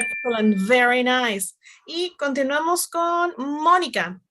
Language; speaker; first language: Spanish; native; Spanish